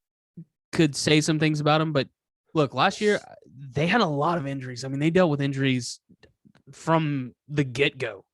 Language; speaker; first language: English; native; English